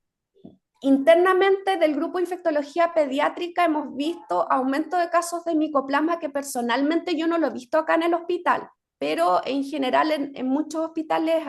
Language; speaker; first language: Spanish; native; Spanish